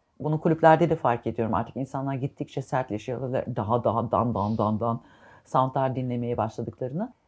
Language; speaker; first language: Turkish; early bilingual, heritage; Turkish